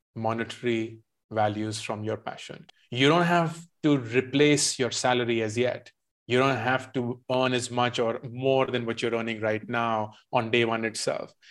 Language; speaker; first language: English; non-native, local second language; Hindi